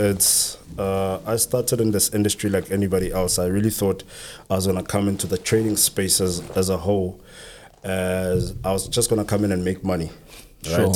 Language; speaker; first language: English; non-native, local second language; Southern Sotho